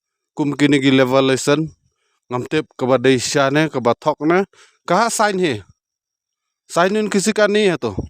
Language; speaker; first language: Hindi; non-native, local second language; Khasi